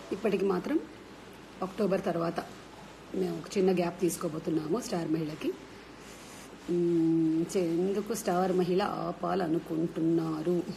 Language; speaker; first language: Telugu; non-native, local second language; Malayalam